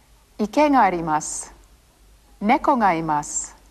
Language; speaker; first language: Japanese; non-native, fluent; English